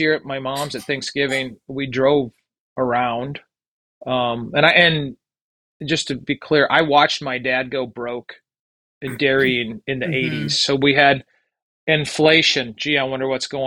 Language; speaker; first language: English; native; English